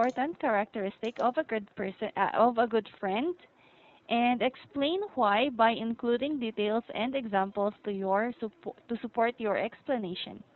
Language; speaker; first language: English; non-native, fluent; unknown